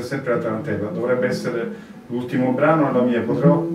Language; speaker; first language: Italian; native; Italian